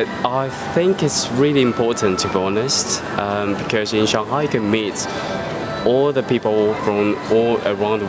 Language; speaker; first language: English; non-native, fluent; Chinese